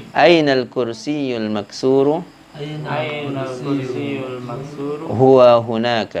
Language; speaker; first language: Arabic; non-native, fluent; Indonesian